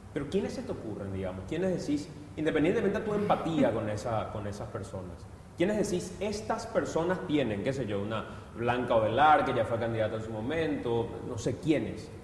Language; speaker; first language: Spanish; native; Spanish